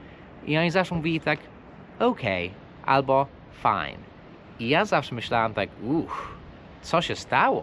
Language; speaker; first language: Polish; non-native, fluent; English